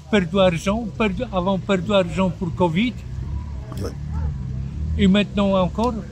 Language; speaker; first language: French; non-native, learner; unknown